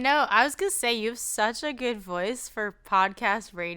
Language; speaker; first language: English; native; English